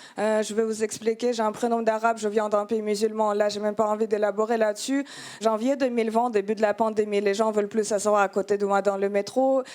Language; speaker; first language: French; non-native, fluent; Russian